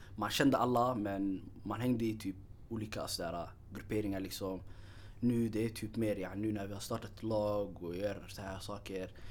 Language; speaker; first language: Swedish; early bilingual, other home language; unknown